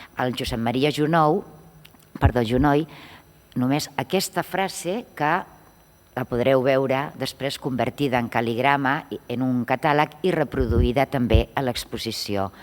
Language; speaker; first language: Catalan; non-native, local second language; Spanish